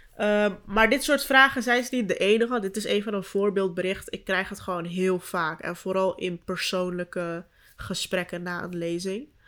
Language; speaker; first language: Dutch; early bilingual, other home language; Turkish